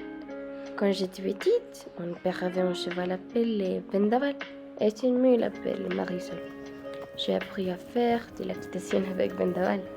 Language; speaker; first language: French; non-native, learner; Spanish